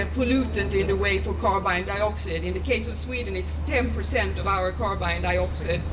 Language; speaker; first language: English; non-native, fluent; Swedish